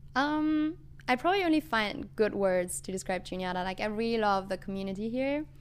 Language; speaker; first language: English; non-native, fluent; German